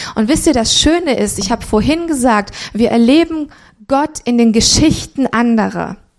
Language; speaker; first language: German; early bilingual, other home language; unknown